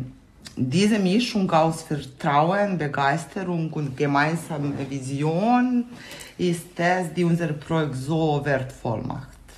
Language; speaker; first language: German; non-native, fluent; Serbian